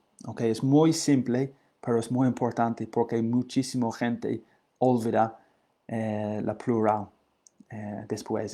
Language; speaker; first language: Spanish; non-native, learner; English